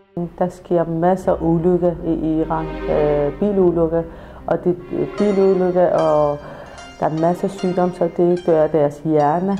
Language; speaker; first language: Danish; non-native, learner; Persian